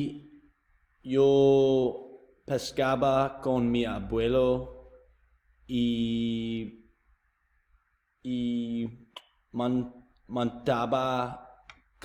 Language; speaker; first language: Spanish; non-native, learner; English